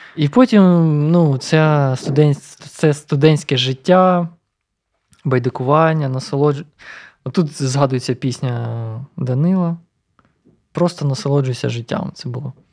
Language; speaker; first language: Ukrainian; non-native, local second language; Russian